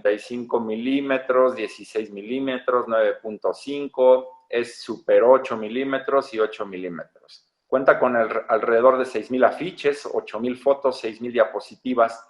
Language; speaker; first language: Spanish; native; Spanish